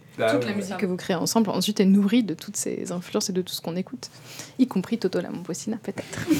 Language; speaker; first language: French; native; French